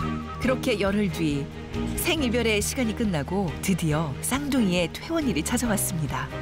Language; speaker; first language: Korean; native; Korean